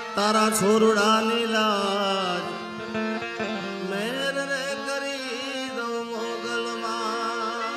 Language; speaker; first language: Gujarati; native; Gujarati